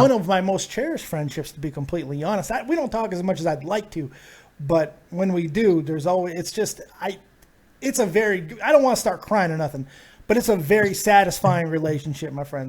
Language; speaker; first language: English; native; English